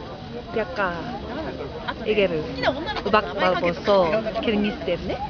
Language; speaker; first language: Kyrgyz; non-native, learner; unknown